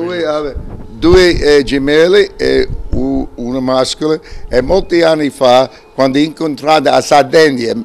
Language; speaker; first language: Italian; early bilingual, heritage; English